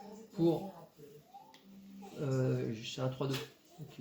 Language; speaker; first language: French; native; French